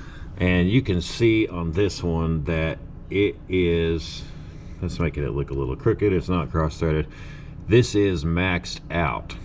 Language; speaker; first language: English; native; English